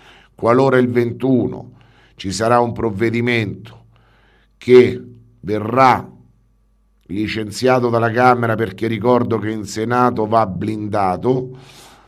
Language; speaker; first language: Italian; native; Italian